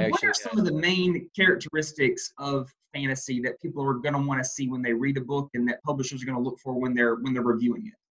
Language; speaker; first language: English; native; English